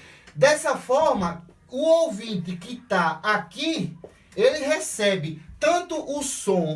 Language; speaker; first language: Portuguese; native; Portuguese